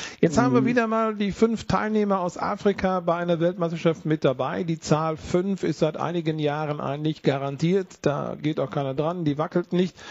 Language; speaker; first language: German; native; German